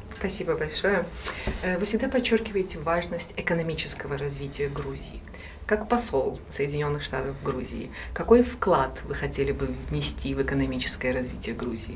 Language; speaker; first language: Russian; non-native, fluent; Georgian